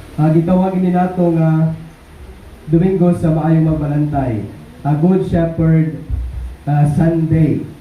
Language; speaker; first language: Cebuano; non-native, local second language; Waray